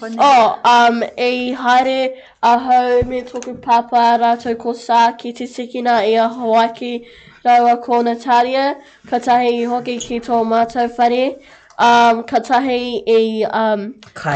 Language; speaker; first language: Māori; non-native, local second language; English